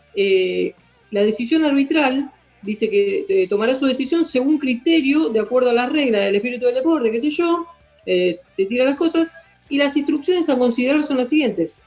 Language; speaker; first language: Spanish; native; Spanish